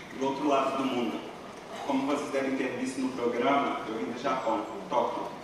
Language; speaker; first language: Portuguese; native; Portuguese